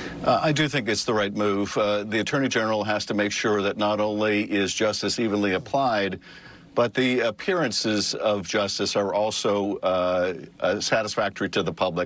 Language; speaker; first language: English; native; English